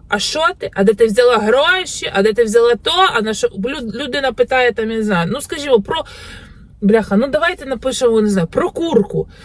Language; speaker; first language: Ukrainian; native; Ukrainian